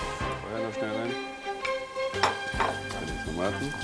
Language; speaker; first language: German; native; German